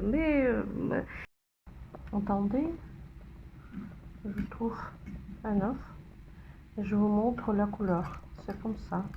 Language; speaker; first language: French; non-native, fluent; Russian